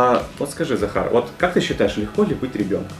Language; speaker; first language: Russian; native; Russian